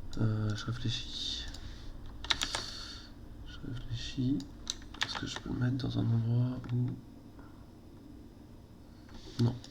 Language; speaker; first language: French; native; French